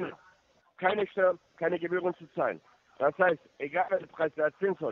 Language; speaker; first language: German; non-native, fluent; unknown